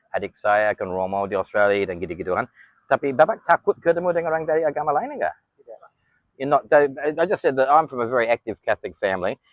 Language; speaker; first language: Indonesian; non-native, fluent; English